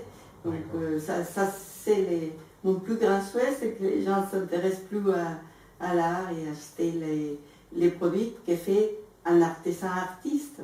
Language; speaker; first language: French; non-native, fluent; Spanish